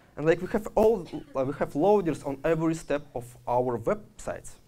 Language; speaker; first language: English; non-native, fluent; Russian